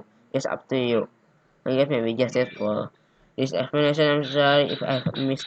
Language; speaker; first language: English; non-native, learner; Indonesian